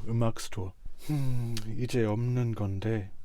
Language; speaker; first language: Korean; non-native, fluent; English